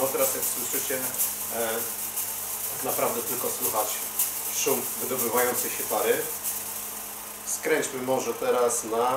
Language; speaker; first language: Polish; native; Polish